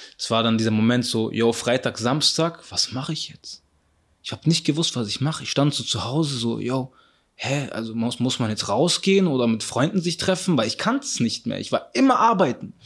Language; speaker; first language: German; early bilingual, other home language; Arabic